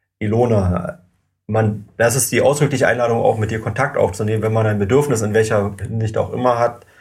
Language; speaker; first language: German; native; German